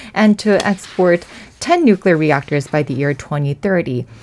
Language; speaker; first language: English; non-native, fluent; Korean